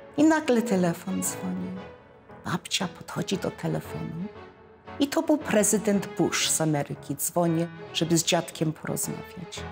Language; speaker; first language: Polish; early bilingual, heritage; Polish